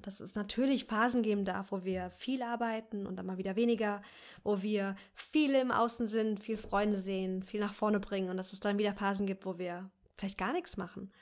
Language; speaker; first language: German; native; German